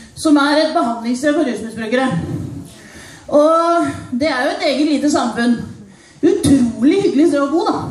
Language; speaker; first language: Norwegian; native; Norwegian